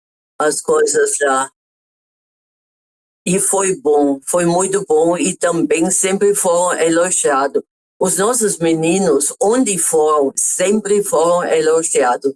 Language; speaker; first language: Portuguese; non-native, fluent; German